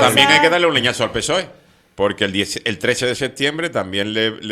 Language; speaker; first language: Spanish; native; Spanish